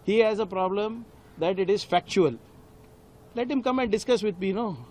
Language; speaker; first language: English; non-native, local second language; Hindi